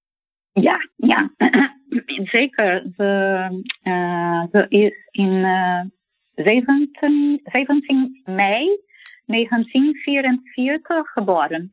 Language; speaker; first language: Dutch; non-native, learner; Portuguese